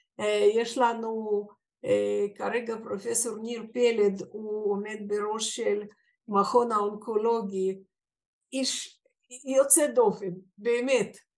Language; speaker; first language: Hebrew; non-native, fluent; Russian